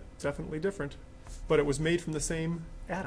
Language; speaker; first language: English; native; English